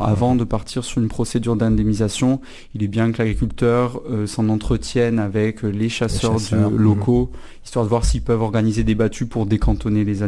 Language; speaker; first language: French; native; French